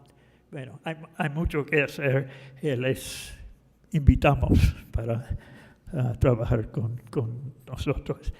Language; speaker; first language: Spanish; non-native, fluent; English